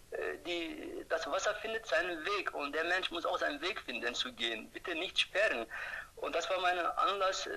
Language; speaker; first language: German; non-native, fluent; Turkish